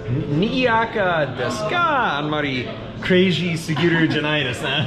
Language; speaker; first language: Japanese; non-native, fluent; English